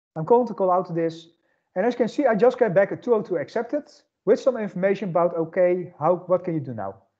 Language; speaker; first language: English; non-native, fluent; Dutch